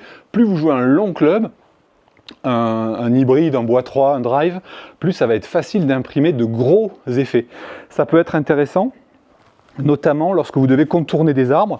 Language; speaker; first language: French; native; French